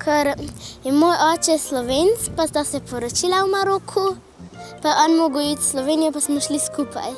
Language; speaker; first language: Slovenian; early bilingual, other home language; Arabic